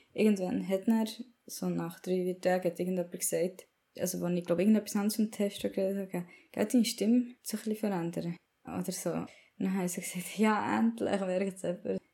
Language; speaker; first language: German; native; German